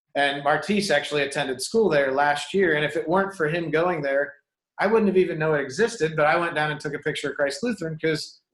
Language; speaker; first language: English; native; English